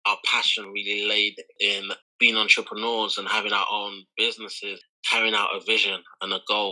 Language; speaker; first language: English; native; English